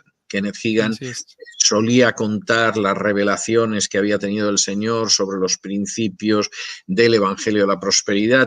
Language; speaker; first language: Spanish; native; Spanish